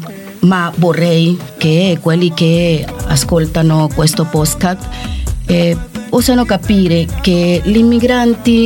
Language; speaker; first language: Italian; non-native, fluent; Spanish